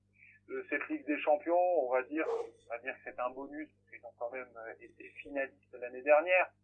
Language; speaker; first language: French; native; French